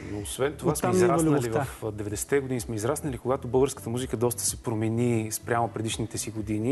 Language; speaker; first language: Bulgarian; native; Bulgarian